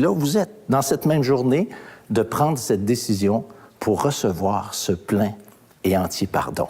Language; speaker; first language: French; native; French